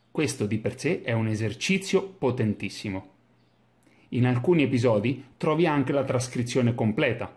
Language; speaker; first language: English; non-native, fluent; Italian